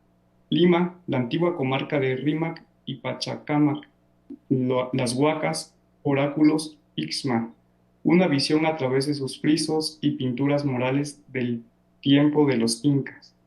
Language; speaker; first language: Spanish; native; Spanish